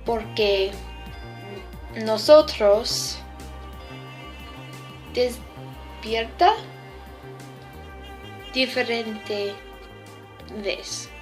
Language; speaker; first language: Spanish; non-native, learner; English